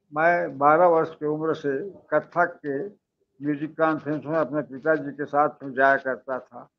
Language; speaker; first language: Hindi; native; Hindi